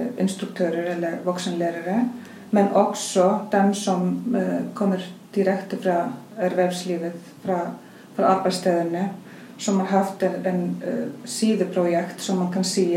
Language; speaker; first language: Swedish; non-native, fluent; Icelandic